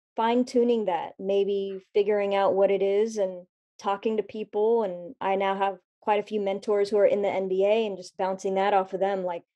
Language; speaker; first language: English; native; English